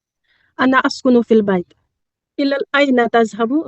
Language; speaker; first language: Arabic; non-native, learner; Urdu